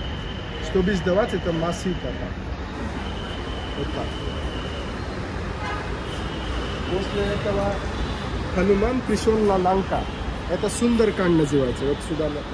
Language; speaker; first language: Russian; non-native, learner; Marathi